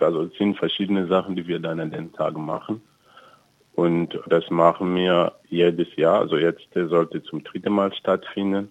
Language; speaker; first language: German; non-native, fluent; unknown